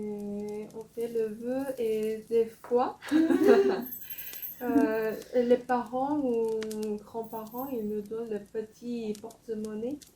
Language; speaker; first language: French; non-native, fluent; Korean